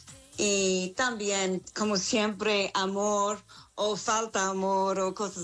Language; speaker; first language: Spanish; non-native, learner; English